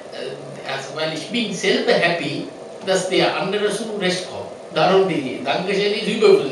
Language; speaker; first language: German; non-native, learner; Sinhala